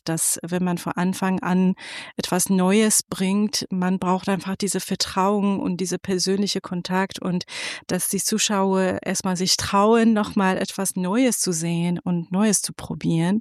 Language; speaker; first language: German; non-native, fluent; Persian